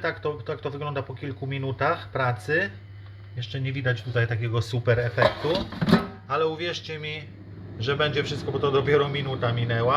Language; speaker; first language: Polish; native; Polish